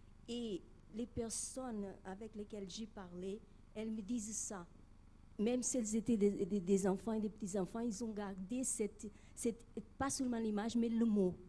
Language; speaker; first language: French; non-native, fluent; Portuguese